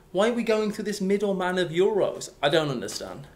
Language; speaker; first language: English; native; English